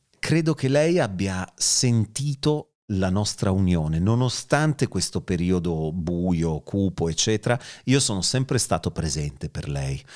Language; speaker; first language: Italian; native; Italian